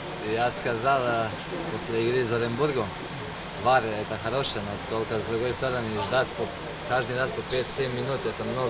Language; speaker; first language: Russian; non-native, learner; Slovenian